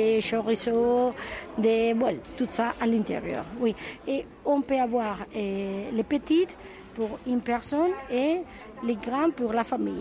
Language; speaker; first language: French; non-native, fluent; Spanish